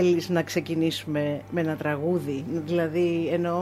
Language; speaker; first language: Greek; native; Greek